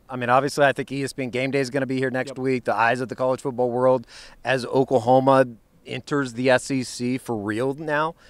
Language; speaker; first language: English; native; English